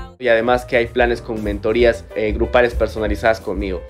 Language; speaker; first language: Spanish; native; Spanish